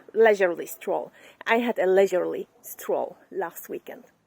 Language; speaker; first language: English; non-native, fluent; Polish